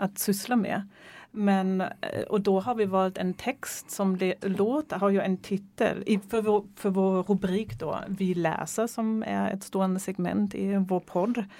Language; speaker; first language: Swedish; non-native, fluent; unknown